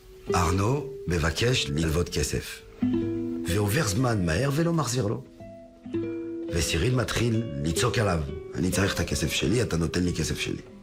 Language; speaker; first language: Hebrew; non-native, fluent; French